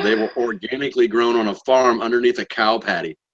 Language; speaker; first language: English; native; English